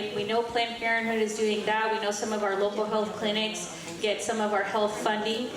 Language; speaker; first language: English; early bilingual, heritage; Spanish